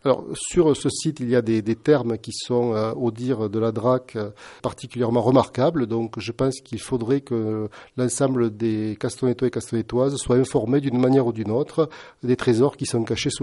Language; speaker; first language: French; native; French